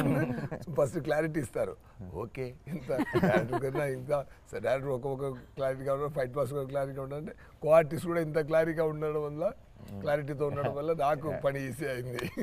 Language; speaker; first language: Telugu; non-native, learner; Tamil